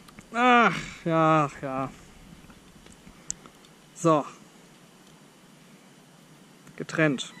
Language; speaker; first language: German; native; German